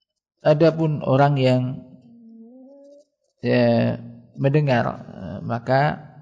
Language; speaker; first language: Indonesian; native; Indonesian